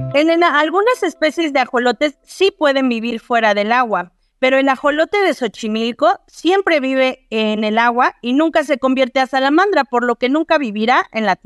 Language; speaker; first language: Spanish; native; Spanish